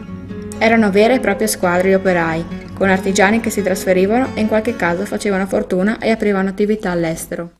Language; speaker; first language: Italian; native; Italian